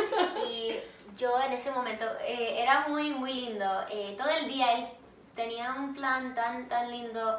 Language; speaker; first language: Spanish; early bilingual, heritage; English